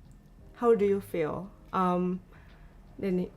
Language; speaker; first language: English; non-native, learner; Japanese